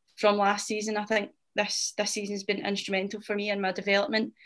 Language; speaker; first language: English; native; English